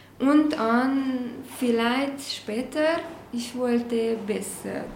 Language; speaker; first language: German; non-native, learner; Hungarian